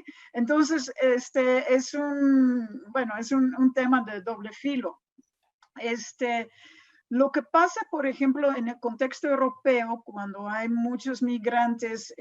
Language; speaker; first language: Spanish; non-native, fluent; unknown